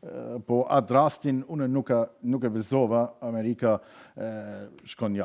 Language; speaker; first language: Albanian; non-native, fluent; German